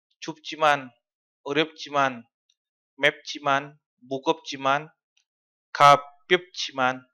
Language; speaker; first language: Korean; non-native, fluent; Vietnamese